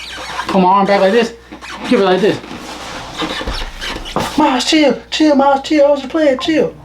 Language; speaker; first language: English; native; English